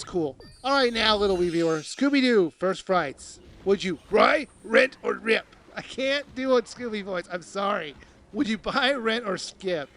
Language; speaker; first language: English; native; English